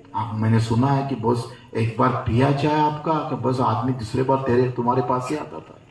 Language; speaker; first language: Hindi; non-native, local second language; Marathi